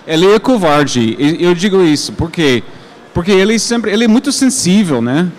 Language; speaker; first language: Portuguese; non-native, fluent; English